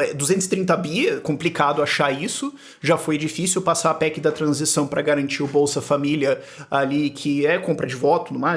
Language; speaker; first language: Portuguese; native; Portuguese